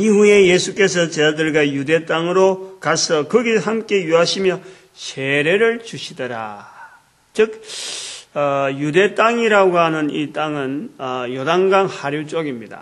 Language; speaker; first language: Korean; native; Korean